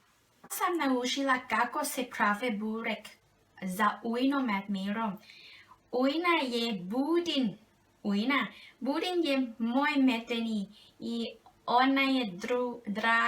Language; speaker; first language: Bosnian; non-native, learner; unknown